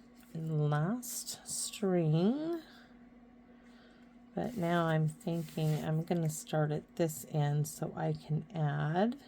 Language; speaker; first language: English; native; English